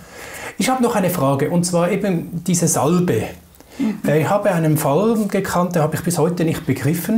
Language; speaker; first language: German; native; German